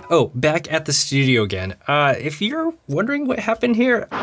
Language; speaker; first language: English; native; English